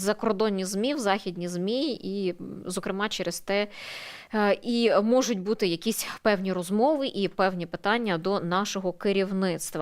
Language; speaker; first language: Ukrainian; native; Ukrainian